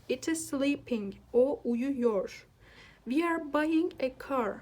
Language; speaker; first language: English; non-native, fluent; Turkish